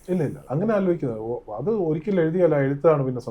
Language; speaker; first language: Malayalam; native; Malayalam